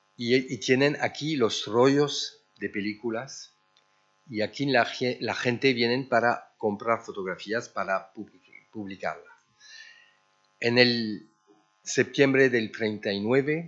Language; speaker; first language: Spanish; early bilingual, heritage; French